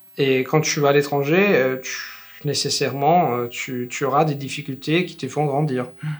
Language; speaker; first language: French; non-native, fluent; Italian